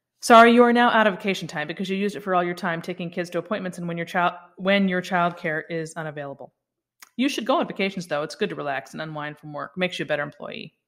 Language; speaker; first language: English; native; English